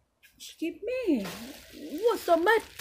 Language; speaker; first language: English; non-native, learner; Thai